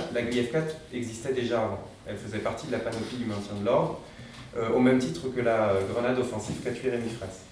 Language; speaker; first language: French; native; French